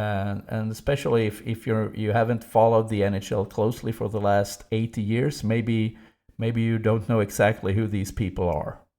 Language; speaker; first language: English; non-native, fluent; Swedish